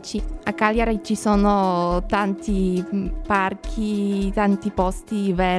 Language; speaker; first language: Italian; non-native, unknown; Polish